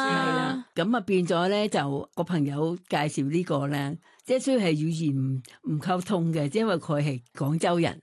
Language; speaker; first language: Cantonese; non-native, fluent; Thai